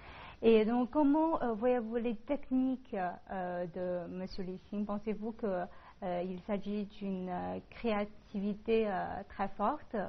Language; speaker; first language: French; non-native, fluent; Chinese